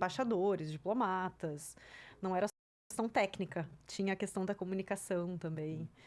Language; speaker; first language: Portuguese; non-native, local second language; German